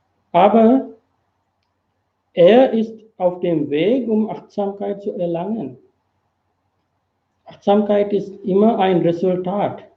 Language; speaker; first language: German; non-native, fluent; Sinhala